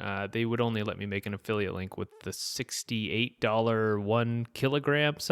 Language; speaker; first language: English; native; English